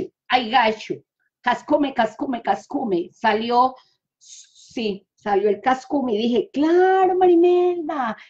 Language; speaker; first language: Spanish; native; Spanish